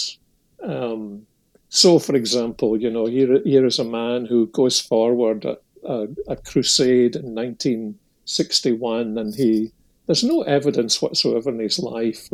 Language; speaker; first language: English; native; English